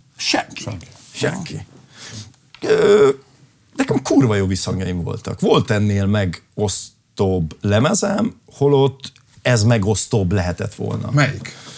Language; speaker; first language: Hungarian; native; Hungarian